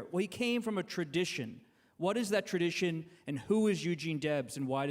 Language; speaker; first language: English; native; English